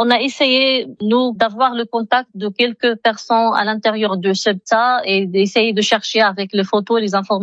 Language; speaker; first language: French; non-native, local second language; Arabic